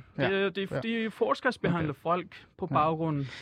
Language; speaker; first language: Danish; non-native, fluent; Persian